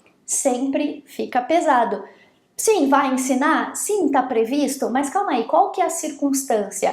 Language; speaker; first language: Portuguese; native; Portuguese